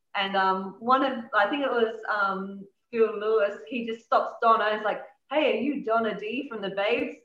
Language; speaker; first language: English; native; English